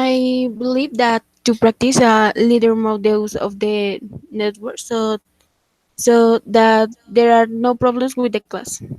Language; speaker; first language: English; non-native, learner; Spanish